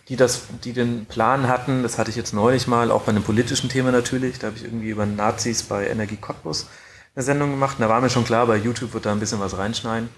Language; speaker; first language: German; native; German